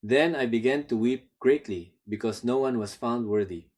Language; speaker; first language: English; non-native, local second language; Filipino